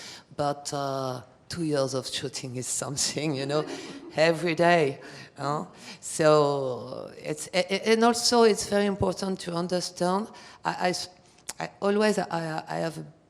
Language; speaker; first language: English; non-native, learner; French